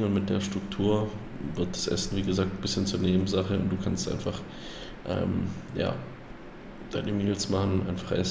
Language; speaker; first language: German; native; German